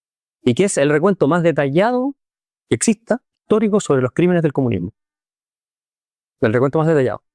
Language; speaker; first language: Spanish; native; Spanish